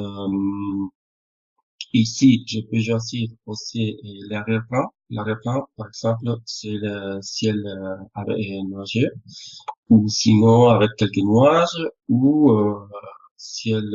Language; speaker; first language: French; non-native, fluent; Spanish